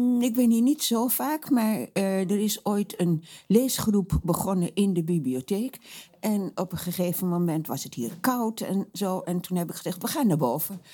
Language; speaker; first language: Dutch; native; Dutch